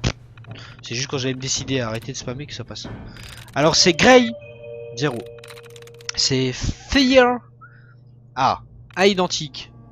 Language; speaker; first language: French; native; French